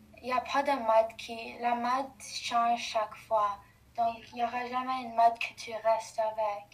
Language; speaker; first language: French; non-native, local second language; English